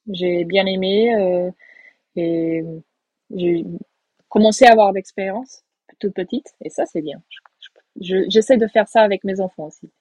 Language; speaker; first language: French; non-native, fluent; Portuguese